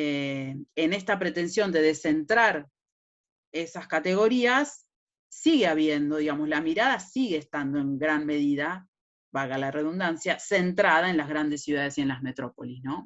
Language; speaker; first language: Spanish; native; Spanish